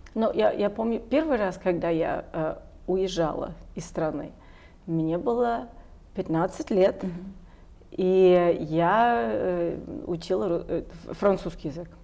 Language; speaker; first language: Russian; non-native, fluent; English